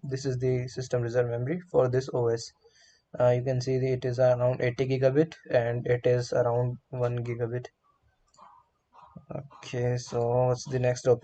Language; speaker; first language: English; non-native, local second language; Hindi